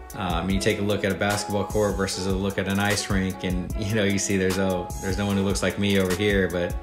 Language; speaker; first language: English; native; English